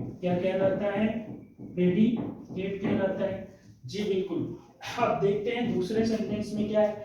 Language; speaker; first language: Hindi; native; Hindi